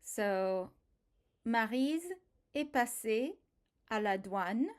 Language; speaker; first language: French; non-native, fluent; English